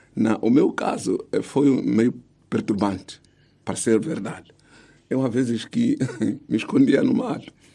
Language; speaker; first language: Portuguese; non-native, local second language; Tsonga